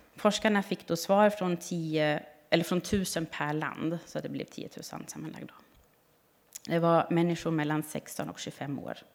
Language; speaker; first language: Swedish; non-native, fluent; German